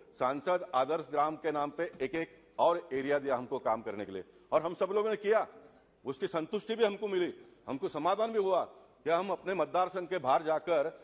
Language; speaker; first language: Hindi; non-native, local second language; Tulu